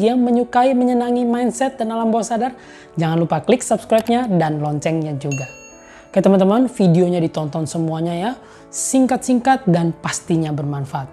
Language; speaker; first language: Indonesian; native; Indonesian